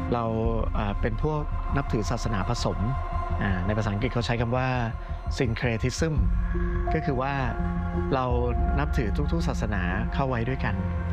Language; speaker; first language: Thai; native; Thai